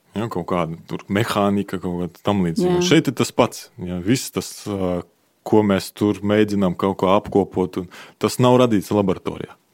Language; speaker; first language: Latvian; non-native, local second language; Russian